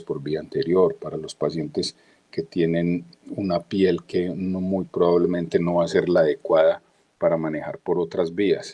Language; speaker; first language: Spanish; native; Spanish